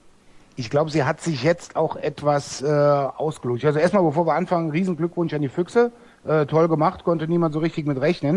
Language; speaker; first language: German; native; German